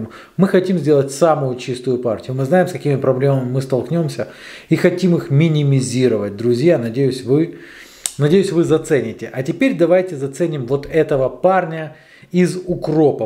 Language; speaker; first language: Russian; native; Russian